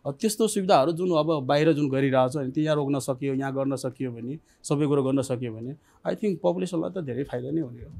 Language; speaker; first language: Nepali; non-native, local second language; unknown